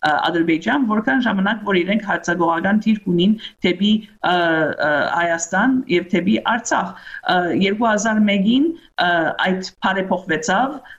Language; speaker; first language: Armenian; early bilingual, heritage; Armenian